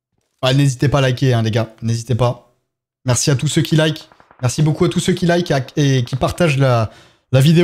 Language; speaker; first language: French; native; French